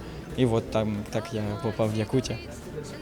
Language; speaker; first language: Russian; non-native, learner; French